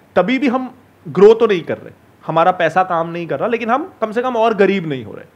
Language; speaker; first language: Hindi; native; Hindi